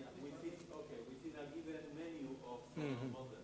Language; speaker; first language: English; non-native, fluent; Spanish